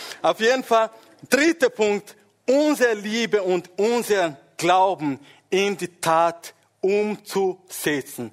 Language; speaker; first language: German; non-native, fluent; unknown